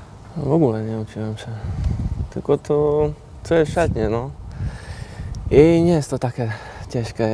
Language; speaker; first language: Polish; non-native, learner; Czech